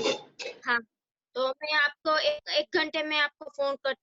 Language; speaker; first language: Hindi; non-native, local second language; Gujarati